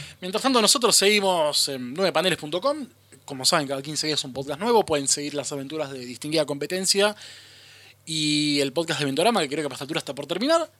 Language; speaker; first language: Spanish; native; Spanish